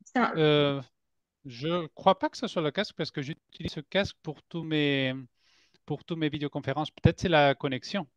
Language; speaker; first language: French; non-native, fluent; Spanish